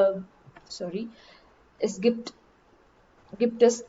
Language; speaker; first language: German; non-native, learner; Marathi